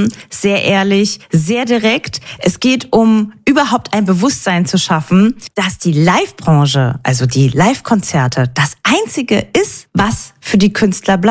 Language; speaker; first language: German; native; German